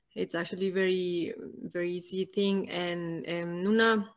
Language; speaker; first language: English; non-native, fluent; Spanish